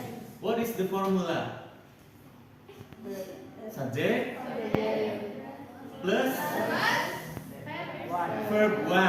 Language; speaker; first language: English; non-native, learner; Indonesian